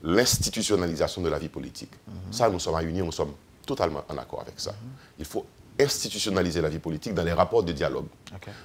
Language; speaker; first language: French; native; French